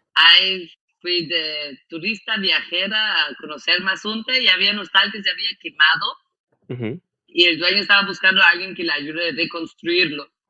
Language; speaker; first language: Spanish; non-native, fluent; German